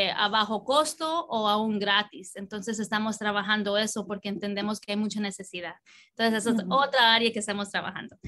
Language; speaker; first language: Spanish; early bilingual, heritage; Spanish